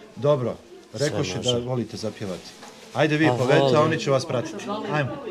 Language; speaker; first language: Bosnian; native; Bosnian